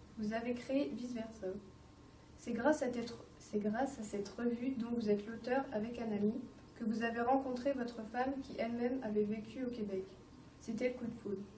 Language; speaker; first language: French; native; French